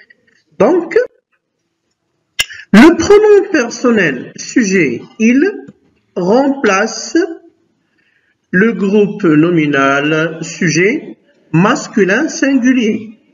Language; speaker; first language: French; non-native, local second language; Arabic